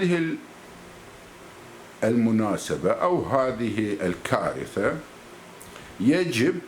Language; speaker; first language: Arabic; native; Arabic